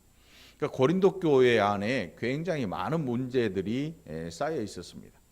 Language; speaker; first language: Korean; native; Korean